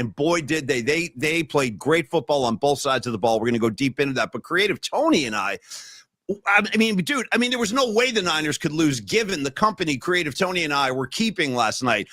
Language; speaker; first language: English; native; English